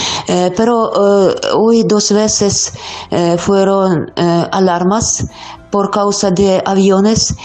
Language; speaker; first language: Spanish; non-native, learner; Ukrainian